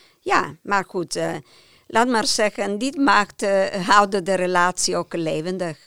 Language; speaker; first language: Dutch; non-native, fluent; Italian